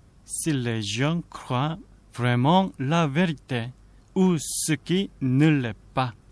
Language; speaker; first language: French; non-native, fluent; Korean